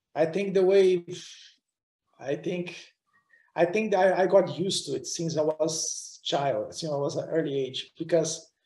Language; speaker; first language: English; non-native, fluent; Portuguese